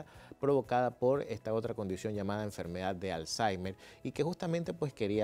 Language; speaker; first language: Spanish; native; Spanish